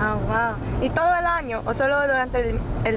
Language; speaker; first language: Spanish; non-native, learner; English